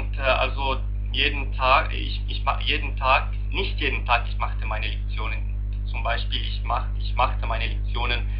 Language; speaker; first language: German; non-native, learner; Arabic